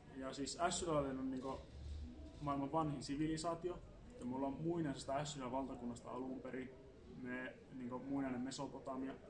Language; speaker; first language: Finnish; early bilingual, other home language; Assyrian Neo-Aramaic